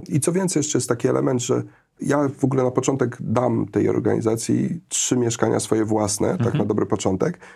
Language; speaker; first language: Polish; early bilingual, heritage; Polish